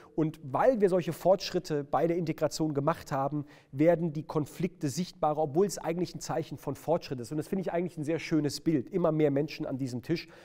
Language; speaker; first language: German; native; German